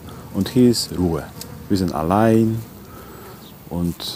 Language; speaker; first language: German; non-native, learner; Polish